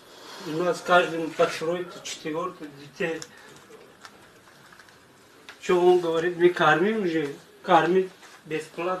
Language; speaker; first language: Russian; non-native, learner; Tajik